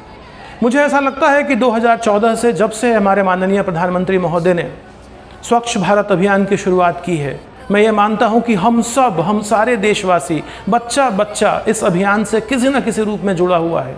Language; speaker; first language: Hindi; native; Hindi